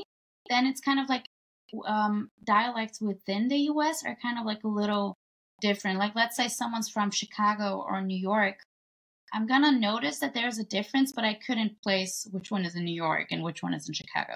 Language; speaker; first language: English; non-native, fluent; Bulgarian